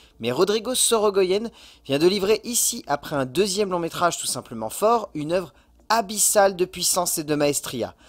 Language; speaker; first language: French; native; French